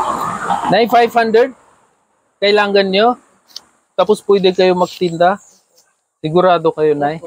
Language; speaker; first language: Filipino; non-native, learner; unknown